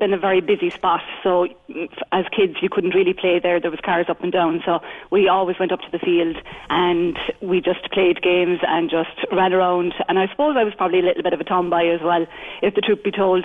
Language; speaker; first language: English; native; English